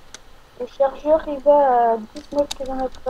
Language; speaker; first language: French; native; French